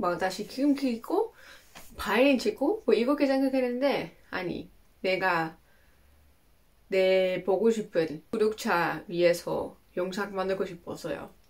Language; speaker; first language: Korean; non-native, learner; Dutch